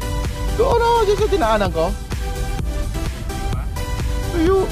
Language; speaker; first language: Filipino; native; Filipino